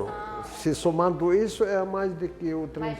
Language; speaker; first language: Portuguese; non-native, fluent; Arabic